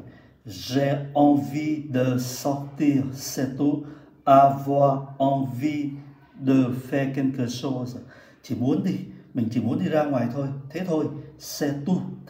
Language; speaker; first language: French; non-native, fluent; Vietnamese